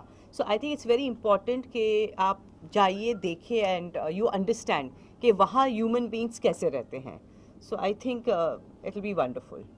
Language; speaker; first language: Hindi; native; Hindi